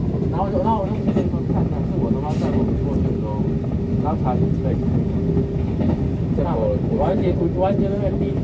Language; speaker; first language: Chinese; native; Chinese